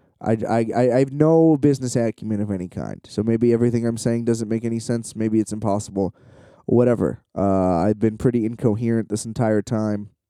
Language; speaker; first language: English; native; English